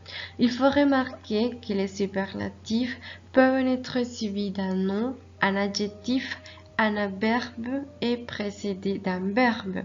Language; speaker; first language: French; non-native, fluent; Spanish